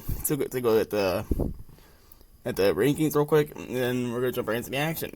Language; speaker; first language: English; native; English